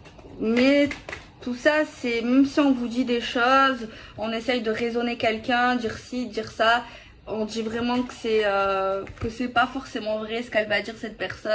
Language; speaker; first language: French; native; French